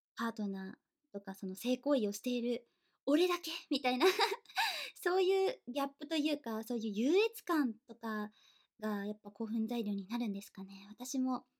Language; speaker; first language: Japanese; native; Japanese